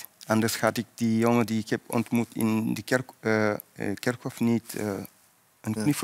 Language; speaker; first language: Dutch; non-native, fluent; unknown